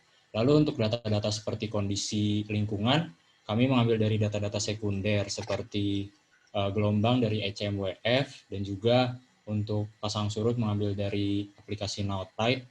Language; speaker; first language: Indonesian; native; Indonesian